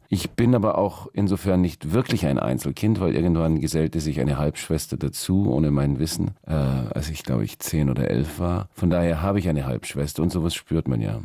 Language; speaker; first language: German; early bilingual, heritage; German